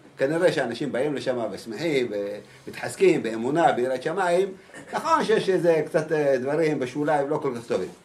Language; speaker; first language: Hebrew; native; Hebrew